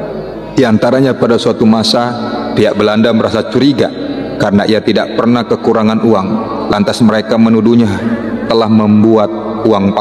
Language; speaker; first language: Indonesian; native; Indonesian